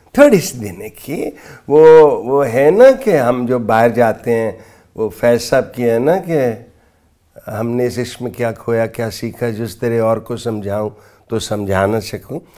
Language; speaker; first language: Urdu; non-native, local second language; Punjabi